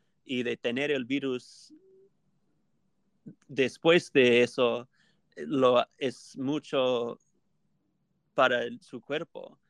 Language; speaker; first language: Spanish; non-native, fluent; English